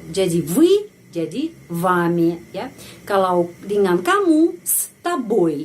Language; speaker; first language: Indonesian; non-native, fluent; Russian